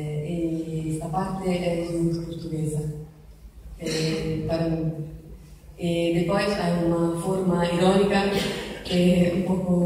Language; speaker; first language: Portuguese; non-native, learner; Italian